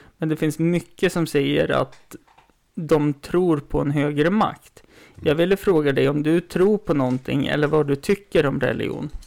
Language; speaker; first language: Swedish; native; Swedish